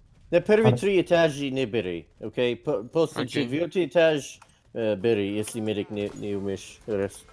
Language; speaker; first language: Russian; non-native, learner; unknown